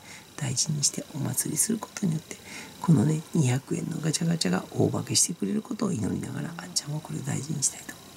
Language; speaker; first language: Japanese; native; Japanese